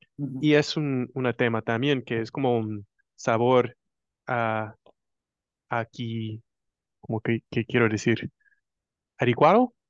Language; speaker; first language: Spanish; non-native, fluent; English